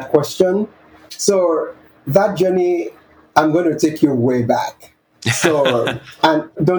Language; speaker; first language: English; non-native, local second language; Yoruba